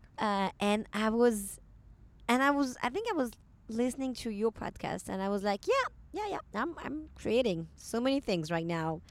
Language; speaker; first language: English; non-native, fluent; French